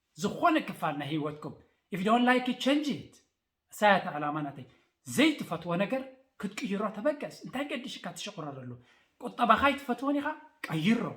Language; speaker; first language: Tigrinya; native; Tigrinya